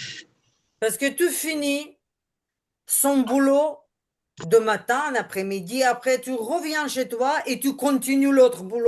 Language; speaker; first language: French; non-native, learner; Ukrainian